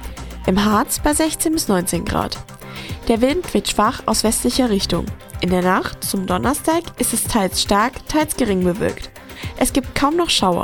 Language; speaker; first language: German; native; German